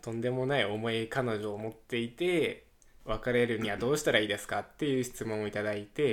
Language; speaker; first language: Japanese; native; Japanese